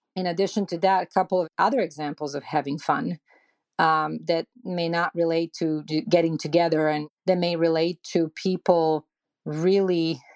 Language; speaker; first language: English; non-native, fluent; Serbian